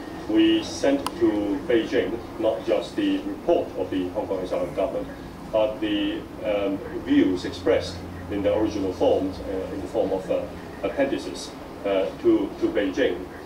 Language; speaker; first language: English; non-native, local second language; Cantonese